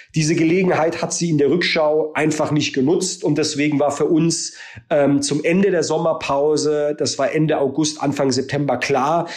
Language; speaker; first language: German; native; German